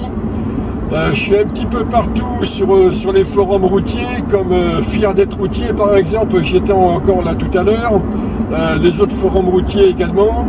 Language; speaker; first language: French; native; French